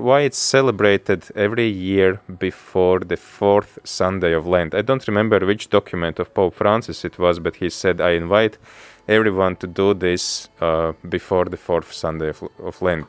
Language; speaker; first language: English; non-native, fluent; Latvian